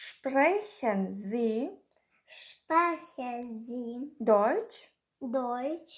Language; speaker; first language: German; non-native, fluent; Ukrainian